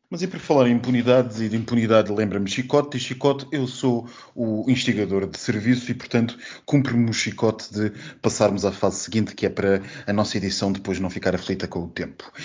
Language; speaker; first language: Portuguese; native; Portuguese